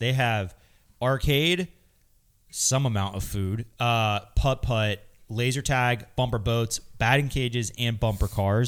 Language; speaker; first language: English; native; English